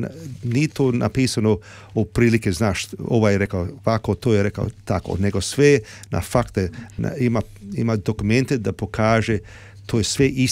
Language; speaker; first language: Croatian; early bilingual, heritage; Serbian